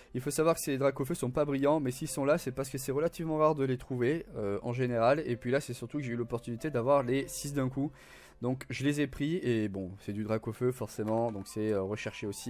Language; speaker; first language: French; native; French